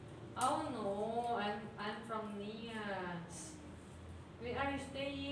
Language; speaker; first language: English; non-native, learner; Indonesian